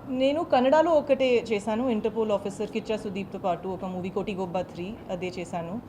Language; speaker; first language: Telugu; non-native, learner; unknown